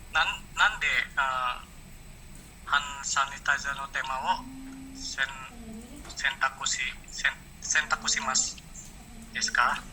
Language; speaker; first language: Japanese; non-native, learner; Indonesian